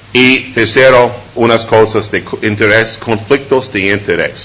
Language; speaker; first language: Spanish; non-native, fluent; English